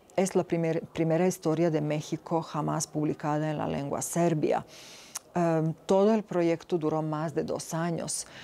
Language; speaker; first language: Spanish; non-native, fluent; Serbian